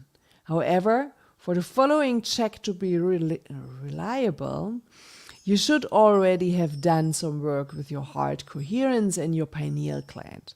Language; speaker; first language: English; non-native, fluent; German